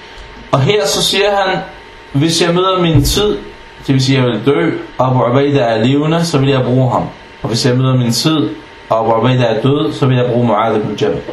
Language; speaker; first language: Danish; non-native, fluent; Arabic